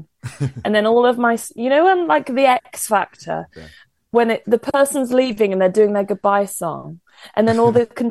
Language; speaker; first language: English; native; English